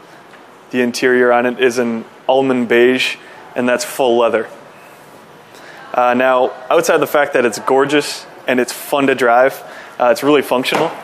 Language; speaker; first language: English; native; English